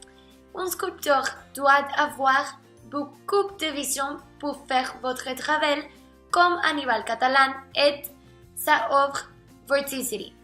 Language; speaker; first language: French; non-native, learner; Spanish